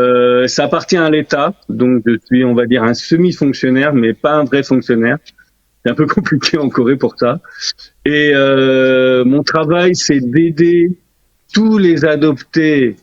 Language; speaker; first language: French; early bilingual, other home language; Korean